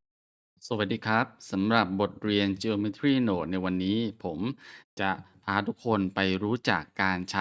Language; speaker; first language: Thai; native; Thai